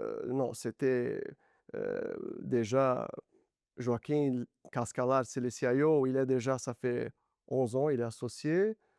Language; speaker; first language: French; non-native, fluent; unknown